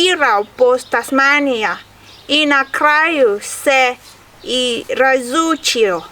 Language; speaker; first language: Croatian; non-native, learner; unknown